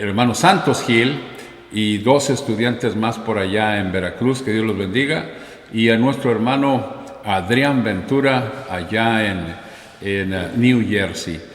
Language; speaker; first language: Spanish; native; Spanish